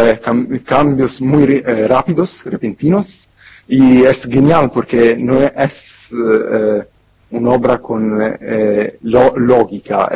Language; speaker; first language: Spanish; non-native, fluent; Italian